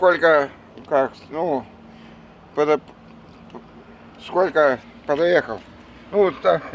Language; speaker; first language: Russian; non-native, learner; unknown